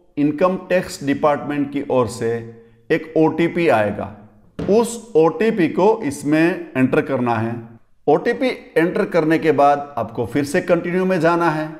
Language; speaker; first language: Hindi; non-native, local second language; Gujarati